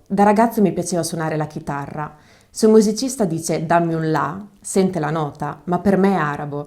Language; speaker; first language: Italian; native; Italian